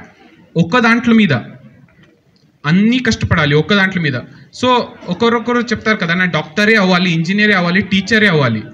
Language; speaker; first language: Telugu; non-native, learner; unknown